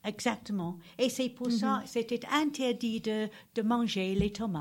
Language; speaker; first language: French; non-native, learner; English